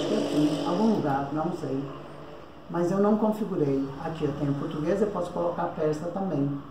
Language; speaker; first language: Portuguese; non-native, fluent; Persian